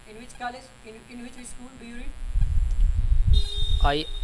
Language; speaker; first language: English; non-native, local second language; Hindi